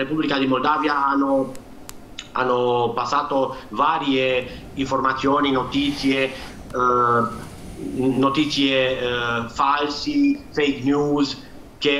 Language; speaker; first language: Italian; non-native, fluent; Romanian